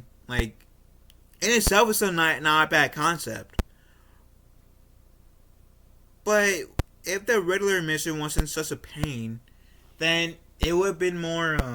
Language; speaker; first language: English; native; English